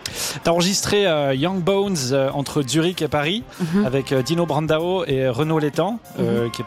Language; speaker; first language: French; native; French